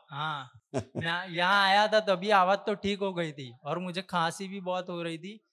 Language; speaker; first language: Hindi; non-native, local second language; Gujarati